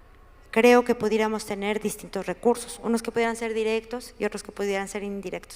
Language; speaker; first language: Spanish; native; Spanish